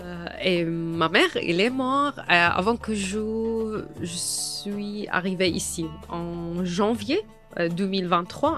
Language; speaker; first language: French; non-native, fluent; Arabic